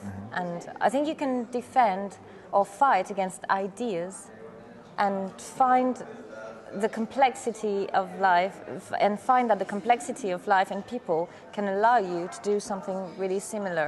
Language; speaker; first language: English; non-native, fluent; French